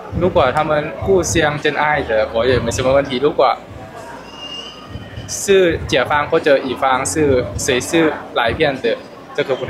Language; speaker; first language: Chinese; non-native, fluent; Lao